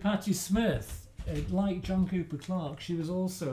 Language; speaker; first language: English; native; English